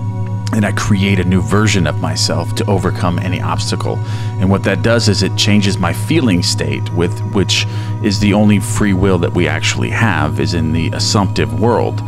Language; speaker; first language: English; native; English